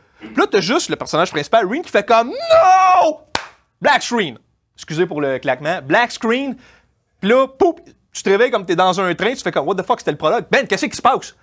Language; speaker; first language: French; native; French